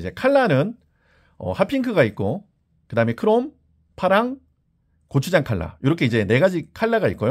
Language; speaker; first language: Korean; native; Korean